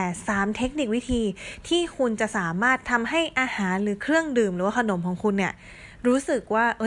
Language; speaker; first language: Thai; native; Thai